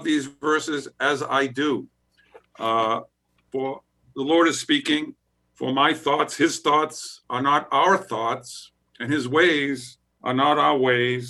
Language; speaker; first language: English; native; English